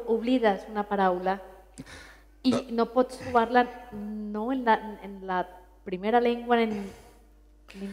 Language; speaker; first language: Catalan; non-native, fluent; Spanish